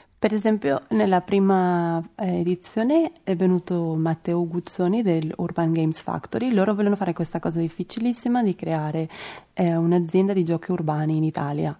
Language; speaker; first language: Italian; non-native, fluent; Spanish